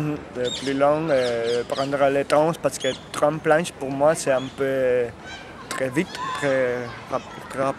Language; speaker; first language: French; non-native, learner; Catalan